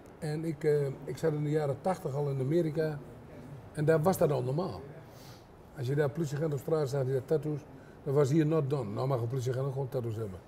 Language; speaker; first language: Dutch; native; Dutch